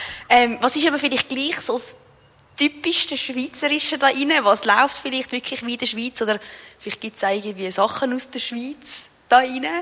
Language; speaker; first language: German; native; German